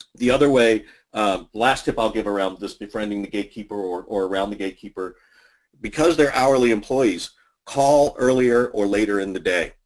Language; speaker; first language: English; native; English